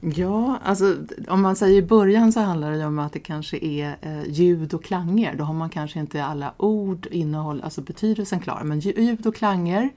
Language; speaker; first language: Swedish; native; Swedish